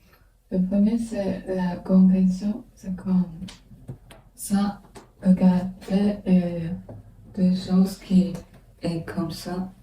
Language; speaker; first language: French; non-native, learner; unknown